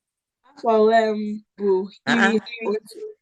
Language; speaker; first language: Igbo; non-native, learner; English